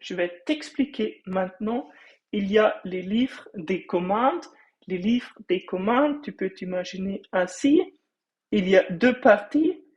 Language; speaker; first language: French; non-native, fluent; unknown